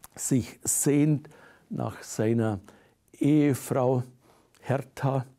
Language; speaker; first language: German; native; German